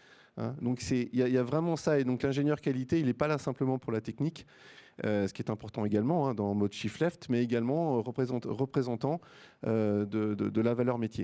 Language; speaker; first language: French; native; French